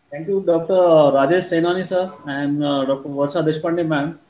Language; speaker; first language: English; non-native, local second language; Marathi